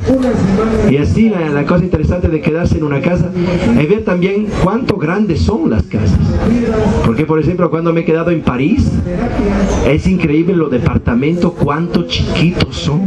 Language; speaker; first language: Spanish; non-native, fluent; Italian